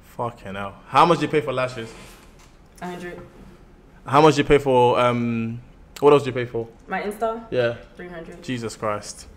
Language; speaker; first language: English; native; English